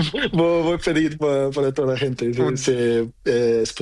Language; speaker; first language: Spanish; non-native, learner; Portuguese